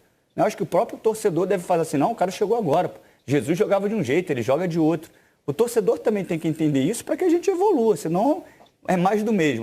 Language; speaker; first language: Portuguese; native; Portuguese